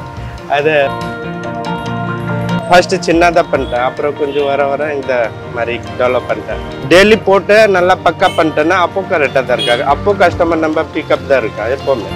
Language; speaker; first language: Tamil; non-native, learner; Hindi